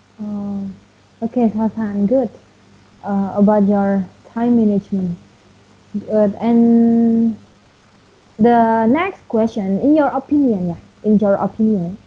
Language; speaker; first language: English; non-native, learner; Indonesian